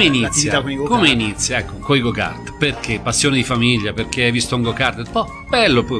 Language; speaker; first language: Italian; native; Italian